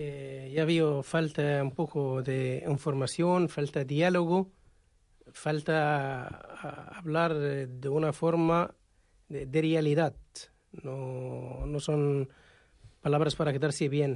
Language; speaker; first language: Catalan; non-native, learner; Arabic